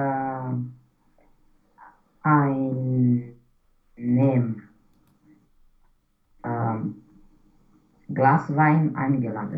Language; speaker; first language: German; non-native, learner; Romanian